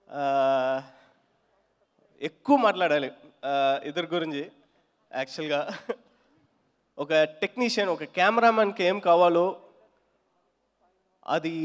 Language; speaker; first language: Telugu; non-native, learner; Tamil